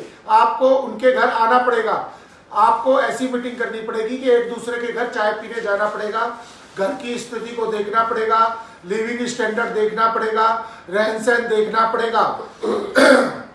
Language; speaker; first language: Hindi; native; Hindi